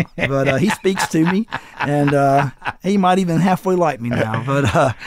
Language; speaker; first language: English; native; English